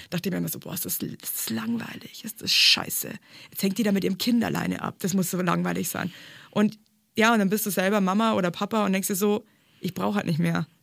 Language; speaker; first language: German; native; German